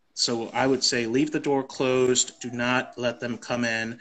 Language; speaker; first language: English; native; English